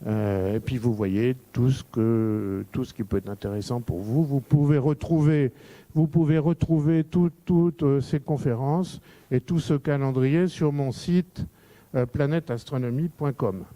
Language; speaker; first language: French; native; French